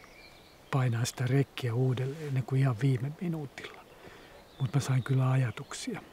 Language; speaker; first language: Finnish; native; Finnish